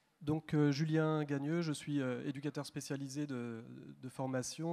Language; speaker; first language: French; native; French